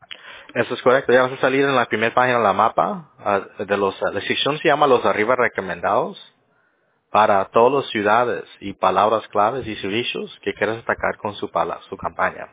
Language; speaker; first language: Spanish; early bilingual, heritage; English